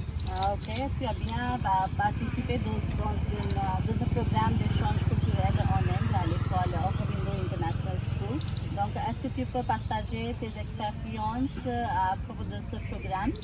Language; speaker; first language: French; non-native, learner; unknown